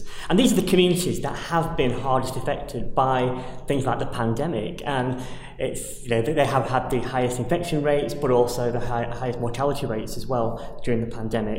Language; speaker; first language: English; native; English